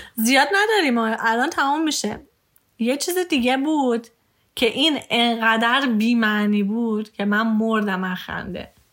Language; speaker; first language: Persian; early bilingual, heritage; Persian